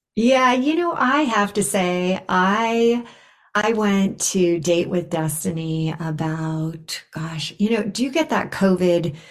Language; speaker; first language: English; native; English